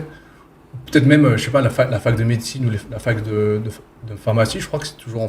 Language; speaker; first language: French; native; French